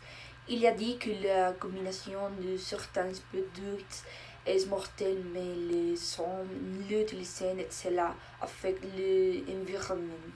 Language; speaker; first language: French; non-native, learner; Spanish